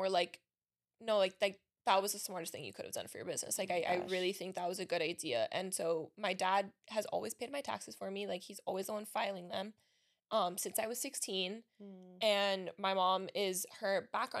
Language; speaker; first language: English; early bilingual, other home language; Spanish